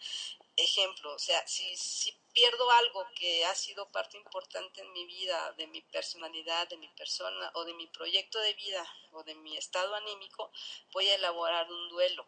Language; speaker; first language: Spanish; native; Spanish